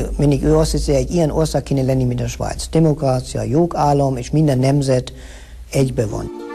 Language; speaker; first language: Hungarian; early bilingual, heritage; Hungarian